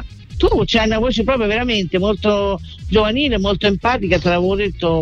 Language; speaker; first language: Italian; native; Italian